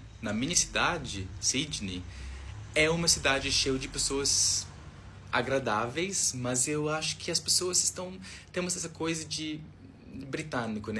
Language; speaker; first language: Portuguese; non-native, fluent; English